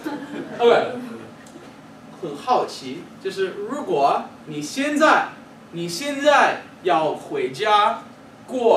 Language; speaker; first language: Chinese; non-native, fluent; English